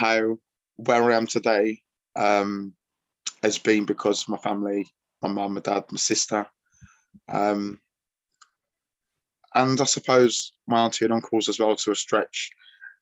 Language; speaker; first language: English; native; English